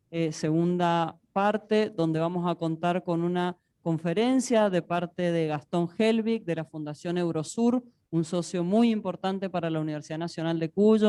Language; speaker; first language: Spanish; native; Spanish